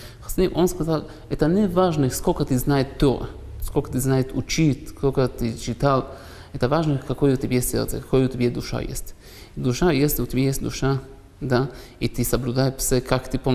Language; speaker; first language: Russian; non-native, learner; Hebrew